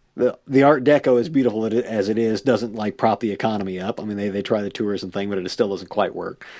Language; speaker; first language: English; native; English